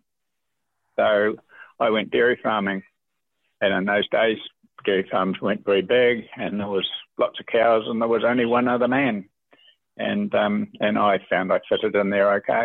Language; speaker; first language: English; native; English